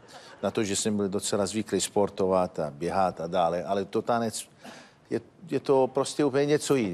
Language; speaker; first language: Czech; non-native, fluent; Italian